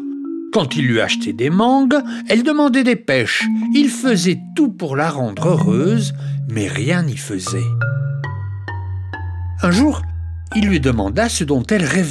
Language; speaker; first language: French; native; French